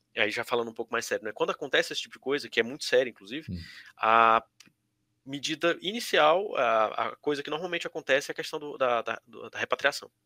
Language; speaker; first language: Portuguese; native; Portuguese